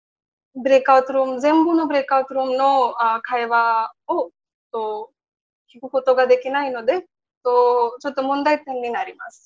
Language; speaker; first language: Japanese; non-native, learner; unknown